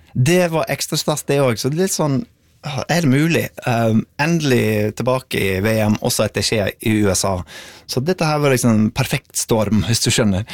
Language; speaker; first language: Norwegian; non-native, fluent; English